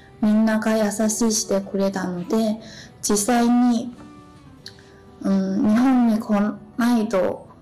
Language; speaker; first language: Japanese; non-native, learner; Chinese